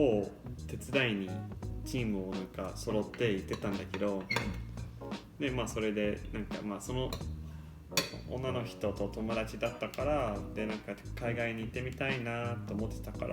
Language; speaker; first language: Japanese; non-native, fluent; English